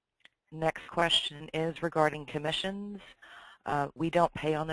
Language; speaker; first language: English; native; English